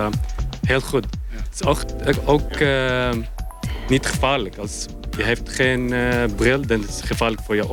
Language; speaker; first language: Dutch; non-native, learner; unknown